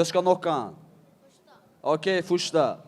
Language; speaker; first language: Swedish; non-native, fluent; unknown